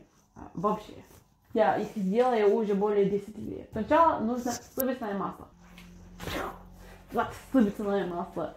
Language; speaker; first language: Russian; non-native, fluent; English